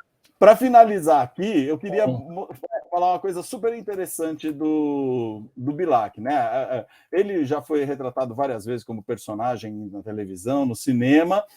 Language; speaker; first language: Portuguese; native; Portuguese